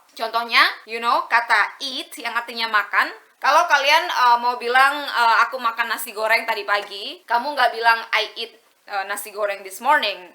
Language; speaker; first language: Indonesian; native; Indonesian